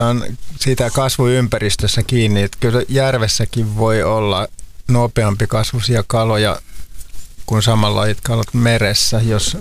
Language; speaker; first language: Finnish; native; Finnish